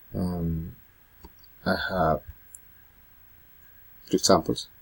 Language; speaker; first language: English; non-native, learner; Spanish